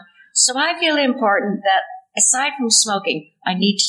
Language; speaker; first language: English; native; English